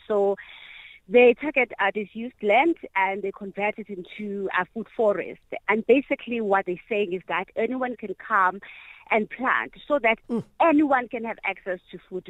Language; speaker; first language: English; non-native, local second language; Zulu